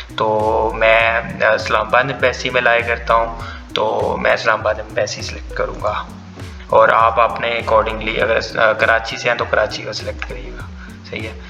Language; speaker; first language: Urdu; non-native, local second language; Punjabi